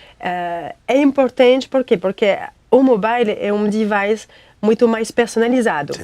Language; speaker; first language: Portuguese; non-native, fluent; French